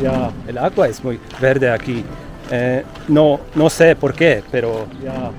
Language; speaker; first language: Spanish; non-native, learner; Polish